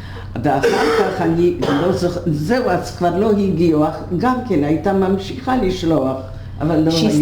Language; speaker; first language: Hebrew; non-native, fluent; Polish